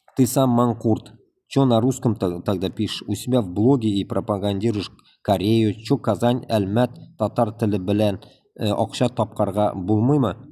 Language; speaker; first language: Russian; non-native, local second language; Tatar